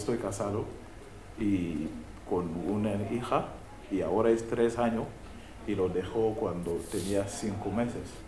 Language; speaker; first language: Spanish; non-native, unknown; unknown